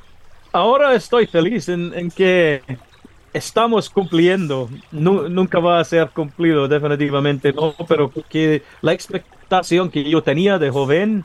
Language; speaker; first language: Spanish; non-native, fluent; English